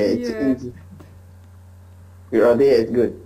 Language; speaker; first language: English; non-native, learner; Arabic